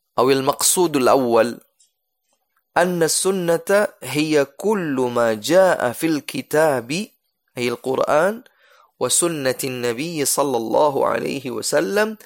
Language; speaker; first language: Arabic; non-native, fluent; Indonesian